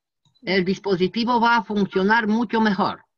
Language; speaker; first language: Spanish; non-native, learner; French